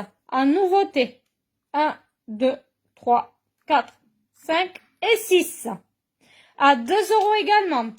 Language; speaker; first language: French; native; French